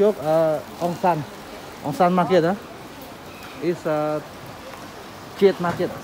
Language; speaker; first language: English; non-native, learner; Thai